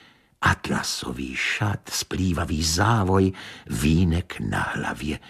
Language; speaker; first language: Czech; native; Czech